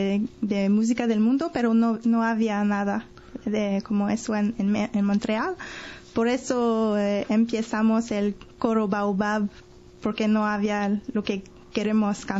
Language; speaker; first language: Spanish; non-native, learner; French